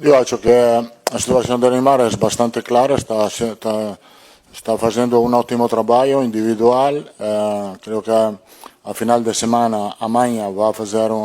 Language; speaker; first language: Portuguese; non-native, fluent; Italian